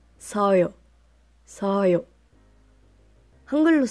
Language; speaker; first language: Korean; non-native, learner; French